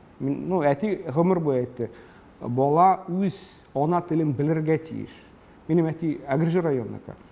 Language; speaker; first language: Tatar; early bilingual, heritage; Tatar